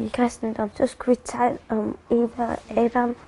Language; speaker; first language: Danish; early bilingual, other home language; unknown